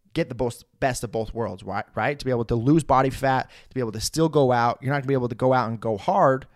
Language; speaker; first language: English; native; English